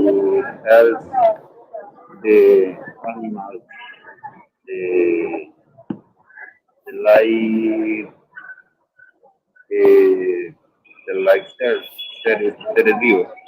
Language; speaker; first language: English; non-native, learner; Spanish